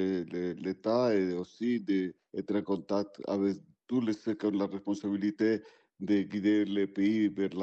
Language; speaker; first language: French; non-native, fluent; Spanish